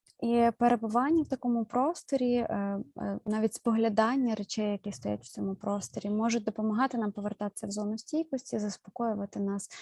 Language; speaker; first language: Ukrainian; native; Ukrainian